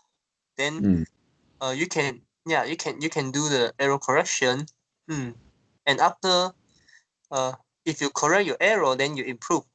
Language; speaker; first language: English; non-native, local second language; Chinese